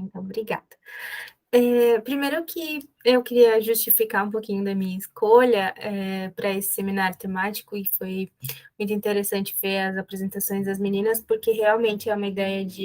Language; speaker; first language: Portuguese; native; Portuguese